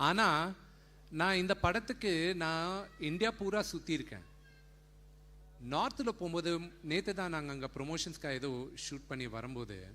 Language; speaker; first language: Tamil; non-native, local second language; Telugu